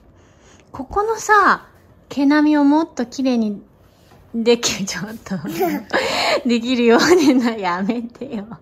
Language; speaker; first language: Japanese; native; Japanese